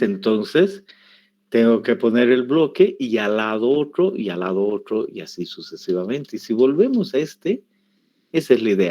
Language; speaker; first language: Spanish; native; Spanish